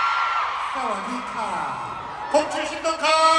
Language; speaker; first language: Thai; non-native, learner; Korean